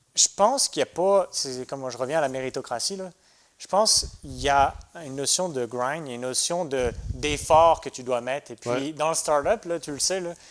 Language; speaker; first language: French; native; French